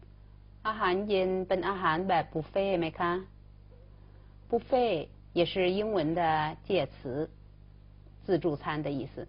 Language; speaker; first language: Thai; non-native, fluent; Chinese